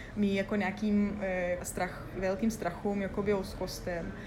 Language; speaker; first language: Czech; non-native, fluent; Lithuanian